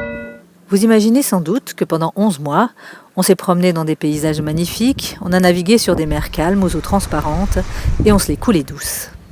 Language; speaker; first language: French; native; French